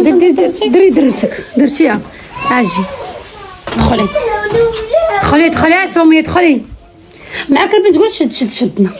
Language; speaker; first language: Arabic; native; Arabic